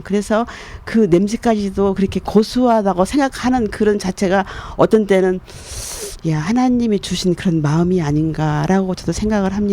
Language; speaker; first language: Korean; native; Korean